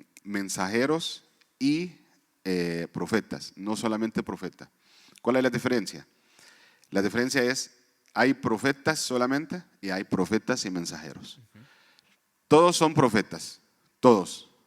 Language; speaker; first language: Spanish; non-native, fluent; Arabic